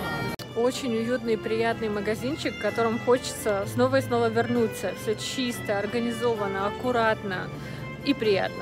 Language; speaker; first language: Russian; native; Russian